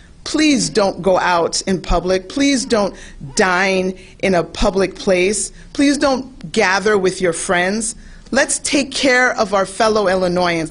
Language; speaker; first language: English; native; English